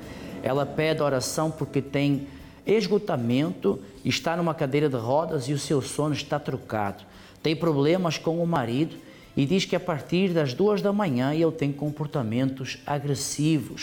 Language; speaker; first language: Portuguese; native; Portuguese